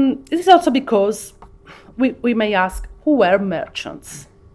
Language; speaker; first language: English; non-native, fluent; Italian